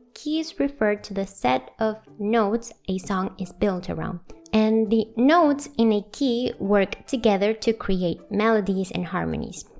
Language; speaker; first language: English; non-native, fluent; Spanish